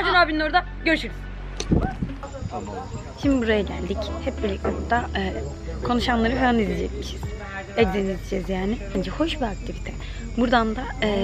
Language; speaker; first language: Turkish; native; Turkish